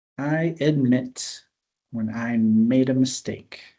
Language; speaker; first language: English; native; English